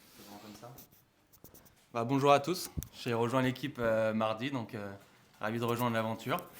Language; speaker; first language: French; native; French